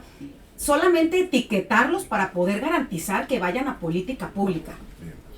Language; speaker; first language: Spanish; native; Spanish